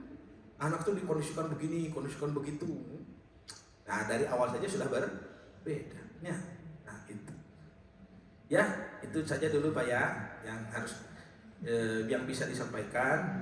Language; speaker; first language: Indonesian; native; Indonesian